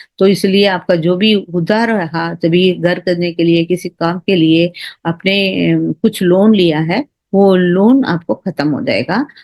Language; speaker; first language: Hindi; non-native, local second language; Tamil